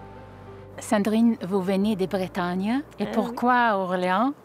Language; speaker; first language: French; non-native, learner; Slovenian